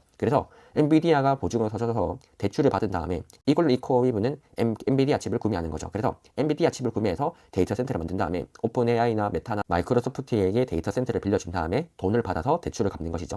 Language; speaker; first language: Korean; native; Korean